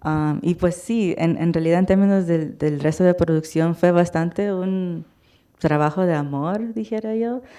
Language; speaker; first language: Spanish; early bilingual, heritage; Spanish